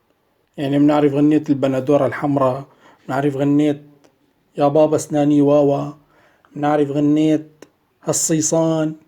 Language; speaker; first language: Arabic; native; Arabic